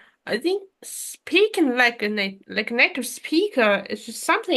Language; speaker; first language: English; non-native, fluent; Russian